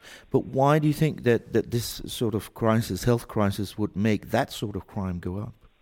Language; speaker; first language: English; non-native, fluent; Danish